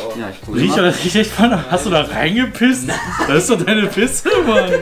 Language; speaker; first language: German; native; German